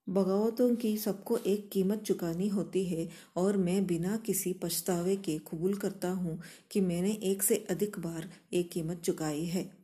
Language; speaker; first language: Hindi; non-native, local second language; Kannada